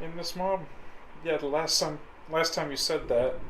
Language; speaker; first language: English; native; English